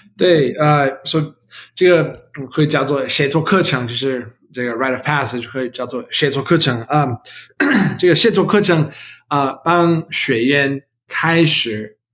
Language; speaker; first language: Chinese; non-native, learner; English